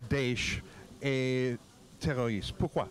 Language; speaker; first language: French; non-native, learner; English